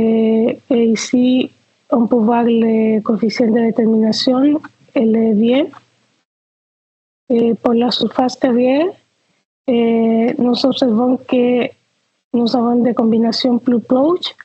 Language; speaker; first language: French; non-native, fluent; Spanish